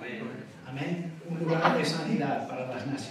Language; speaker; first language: Spanish; non-native, fluent; English